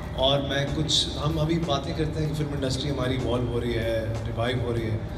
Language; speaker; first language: Urdu; non-native, local second language; Sindhi